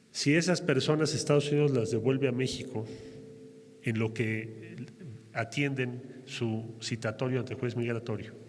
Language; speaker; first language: Spanish; native; Spanish